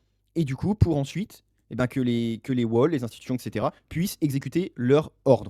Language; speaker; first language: French; native; French